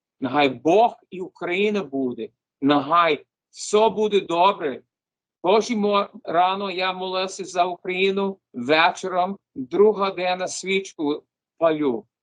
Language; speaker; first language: Ukrainian; early bilingual, heritage; English